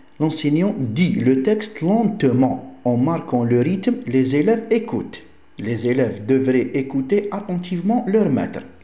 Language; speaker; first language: French; non-native, local second language; Arabic